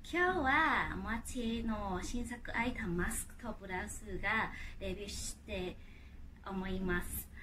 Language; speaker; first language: Japanese; non-native, learner; Cantonese